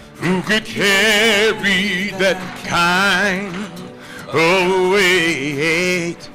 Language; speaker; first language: English; native; English